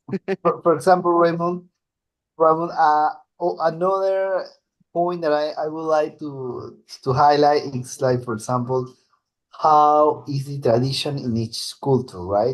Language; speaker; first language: English; non-native, learner; Spanish